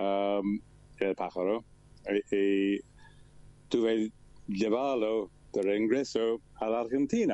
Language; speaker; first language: Spanish; non-native, learner; English